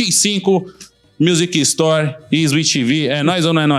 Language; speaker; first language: Portuguese; native; Portuguese